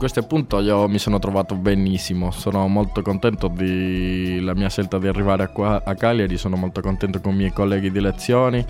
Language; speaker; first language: Italian; non-native, learner; Spanish